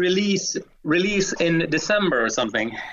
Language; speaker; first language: English; non-native, fluent; Swedish